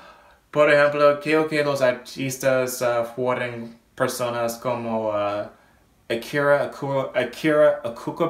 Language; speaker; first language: Spanish; non-native, learner; English